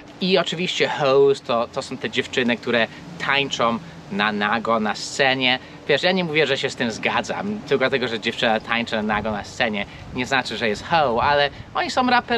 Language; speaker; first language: Polish; non-native, fluent; English